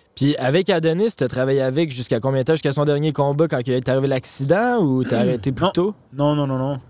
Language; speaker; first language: French; native; French